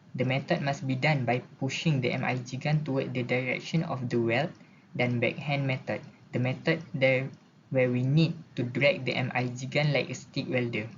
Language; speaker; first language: English; non-native, local second language; Malay